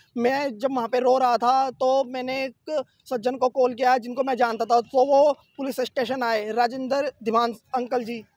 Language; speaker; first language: Hindi; native; Hindi